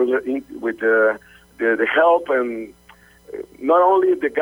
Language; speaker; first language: English; non-native, learner; Spanish